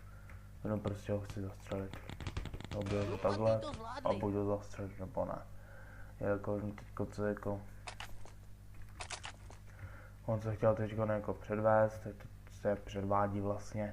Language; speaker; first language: Czech; native; Czech